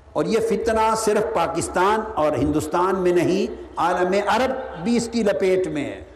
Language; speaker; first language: Urdu; non-native, local second language; Punjabi